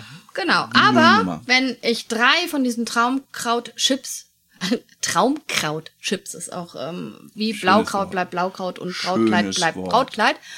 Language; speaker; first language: German; native; German